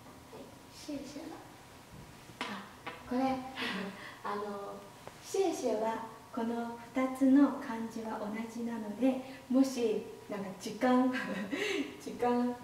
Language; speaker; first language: Japanese; non-native, fluent; Chinese